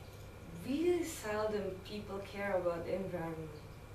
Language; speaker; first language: English; non-native, learner; Indonesian